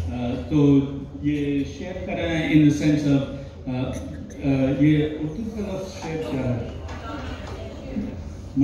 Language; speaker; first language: Hindi; non-native, learner; English